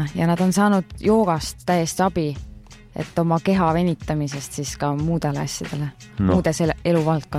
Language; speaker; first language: Estonian; native; Estonian